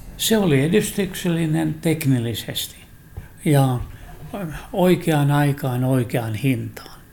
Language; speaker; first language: Finnish; non-native, local second language; Swedish